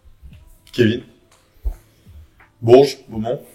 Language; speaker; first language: French; native; French